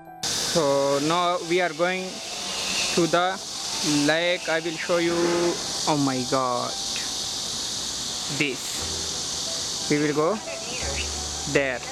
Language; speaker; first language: English; non-native, learner; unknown